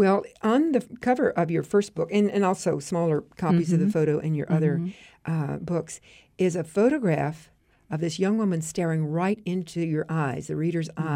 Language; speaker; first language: English; native; English